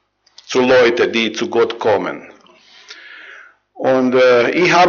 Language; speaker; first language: German; non-native, learner; Croatian